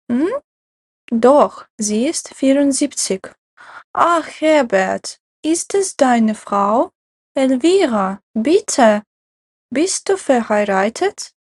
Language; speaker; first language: German; non-native, fluent; Ukrainian